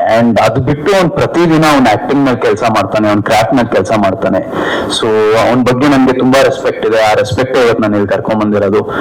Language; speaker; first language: Kannada; native; Kannada